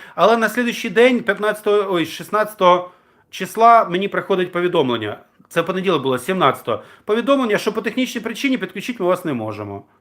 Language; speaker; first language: Ukrainian; non-native, local second language; Russian